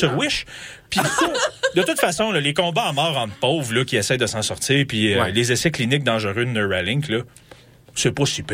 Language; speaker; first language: French; native; French